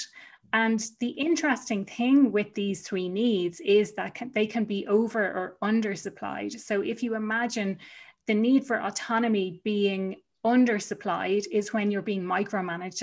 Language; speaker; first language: English; native; English